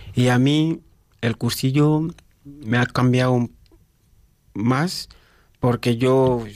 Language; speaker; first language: Spanish; non-native, fluent; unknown